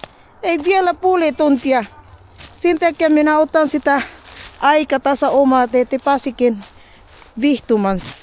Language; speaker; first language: Finnish; non-native, learner; Filipino